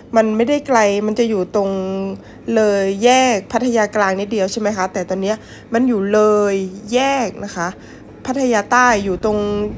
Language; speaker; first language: Thai; non-native, local second language; Northern Khmer